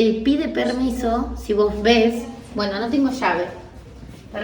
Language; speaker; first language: Spanish; native; Spanish